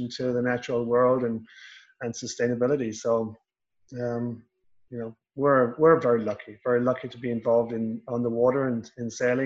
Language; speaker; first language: English; native; English